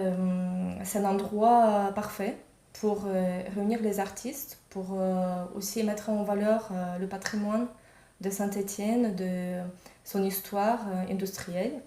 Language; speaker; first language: French; non-native, fluent; Ukrainian